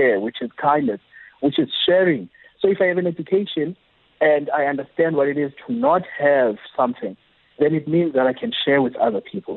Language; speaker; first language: English; non-native, local second language; Xhosa